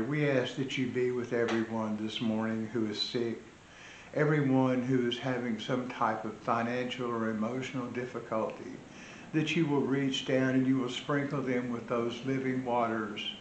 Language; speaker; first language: English; native; English